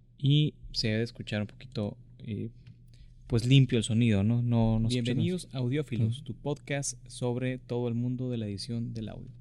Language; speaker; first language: Spanish; native; Spanish